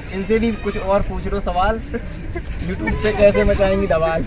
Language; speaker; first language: Hindi; native; Hindi